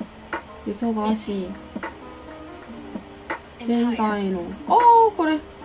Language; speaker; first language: Japanese; non-native, learner; Korean